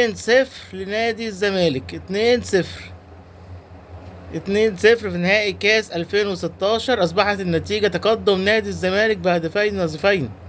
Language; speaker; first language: Arabic; native; Arabic